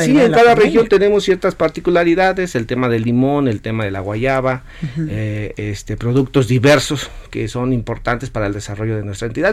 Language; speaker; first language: Spanish; native; Spanish